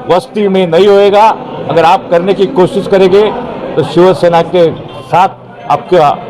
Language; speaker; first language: Hindi; non-native, local second language; Marathi